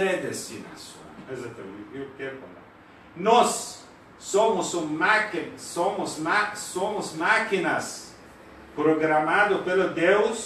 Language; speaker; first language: Portuguese; non-native, learner; Persian